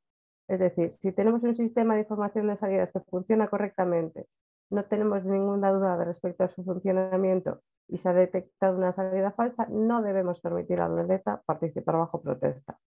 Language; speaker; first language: Spanish; native; Spanish